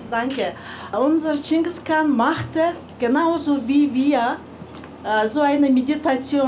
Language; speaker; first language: German; non-native, fluent; Mongolian